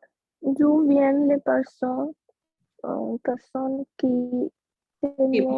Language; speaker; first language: French; non-native, learner; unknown